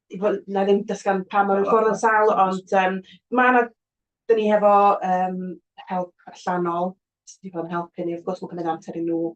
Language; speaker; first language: Welsh; native; Welsh